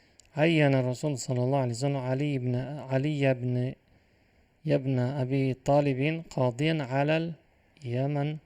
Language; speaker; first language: Arabic; non-native, fluent; Uzbek